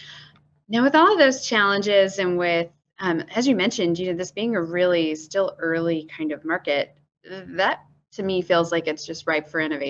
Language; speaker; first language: English; native; English